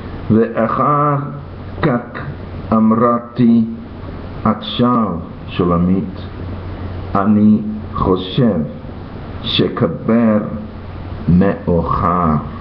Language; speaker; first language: Hebrew; non-native, learner; English